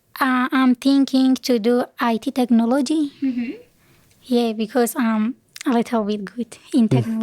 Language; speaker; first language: English; non-native, learner; Kurdish